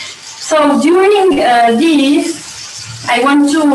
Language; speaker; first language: English; non-native, learner; Spanish